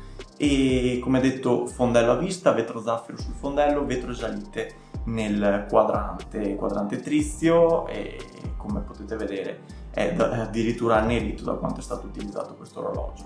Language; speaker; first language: Italian; native; Italian